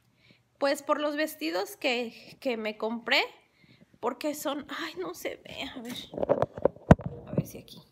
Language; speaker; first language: Spanish; native; Spanish